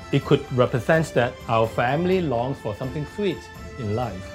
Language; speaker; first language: English; non-native, local second language; Cantonese